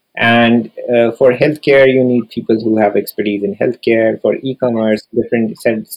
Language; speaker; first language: English; non-native, local second language; Hindi